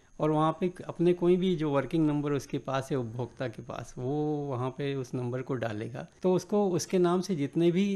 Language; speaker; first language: Hindi; native; Hindi